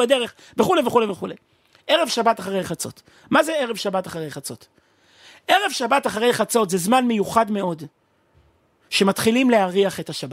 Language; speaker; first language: Hebrew; native; Hebrew